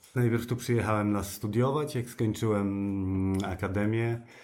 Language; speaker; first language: Polish; native; Polish